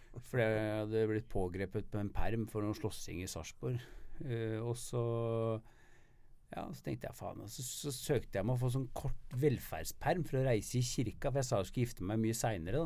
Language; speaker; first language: Norwegian; native; Norwegian